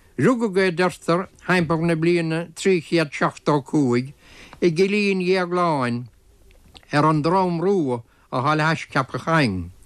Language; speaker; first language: Irish; native; Irish